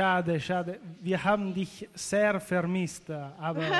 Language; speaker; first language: German; non-native, local second language; Italian